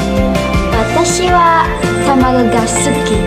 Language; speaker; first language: Japanese; non-native, learner; Malay